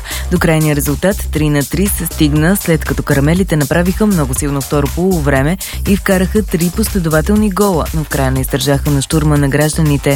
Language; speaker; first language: Bulgarian; native; Bulgarian